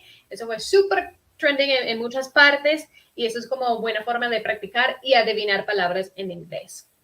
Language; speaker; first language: Spanish; non-native, fluent; English